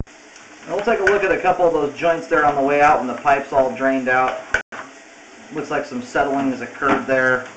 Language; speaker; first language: English; native; English